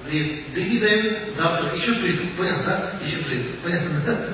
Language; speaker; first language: Russian; non-native, learner; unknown